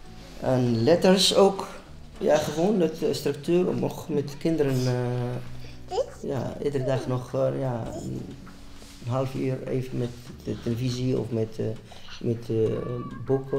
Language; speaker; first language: Dutch; non-native, fluent; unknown